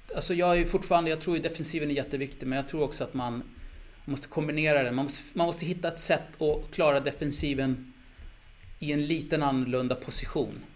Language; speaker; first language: Swedish; native; Swedish